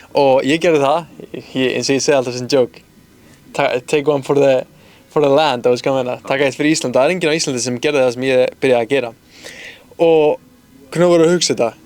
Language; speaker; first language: Icelandic; early bilingual, other home language; Spanish